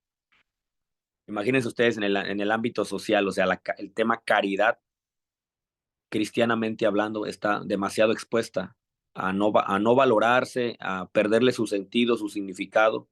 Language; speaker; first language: Spanish; native; Spanish